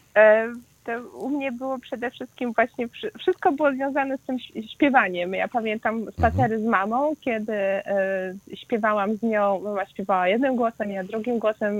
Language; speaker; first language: Polish; native; Polish